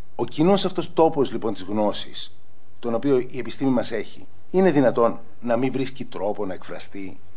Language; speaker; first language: Greek; native; Greek